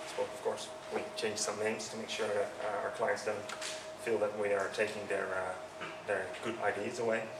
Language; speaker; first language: English; non-native, fluent; Dutch